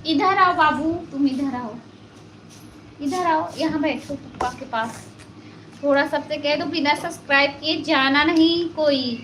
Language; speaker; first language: Hindi; native; Hindi